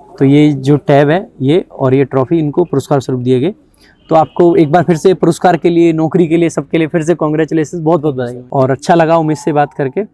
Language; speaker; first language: Hindi; native; Hindi